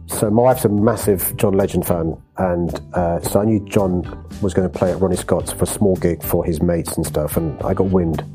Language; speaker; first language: English; native; English